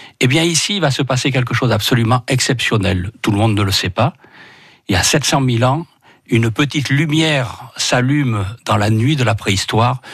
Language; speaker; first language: French; native; French